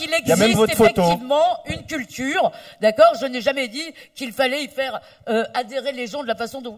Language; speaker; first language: French; native; French